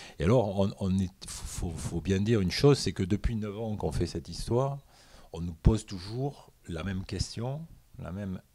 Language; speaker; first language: French; native; French